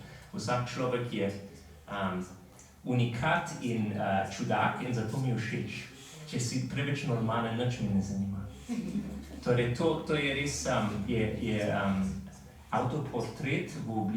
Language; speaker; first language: Slovenian; non-native, fluent; English